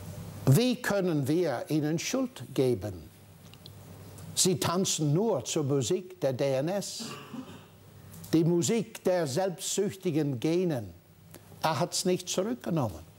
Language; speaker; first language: German; non-native, fluent; English